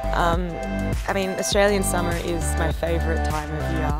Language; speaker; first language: English; native; English